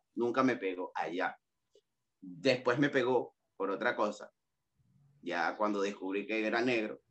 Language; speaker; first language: Spanish; native; Spanish